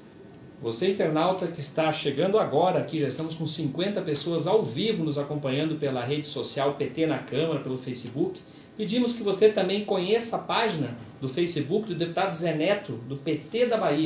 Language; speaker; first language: Portuguese; native; Portuguese